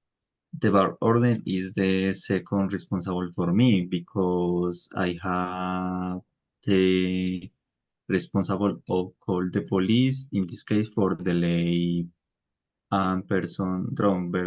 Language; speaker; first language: English; non-native, learner; Spanish